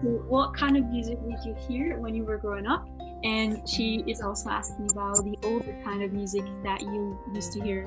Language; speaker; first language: English; non-native, fluent; Portuguese